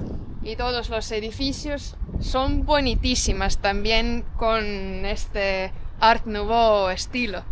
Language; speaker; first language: Spanish; non-native, fluent; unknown